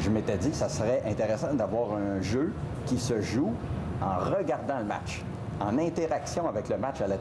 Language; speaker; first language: French; native; French